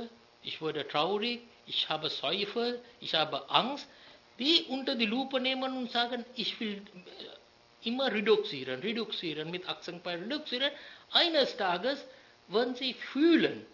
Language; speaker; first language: German; non-native, learner; Sinhala